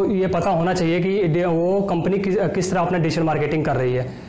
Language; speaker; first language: Hindi; native; Hindi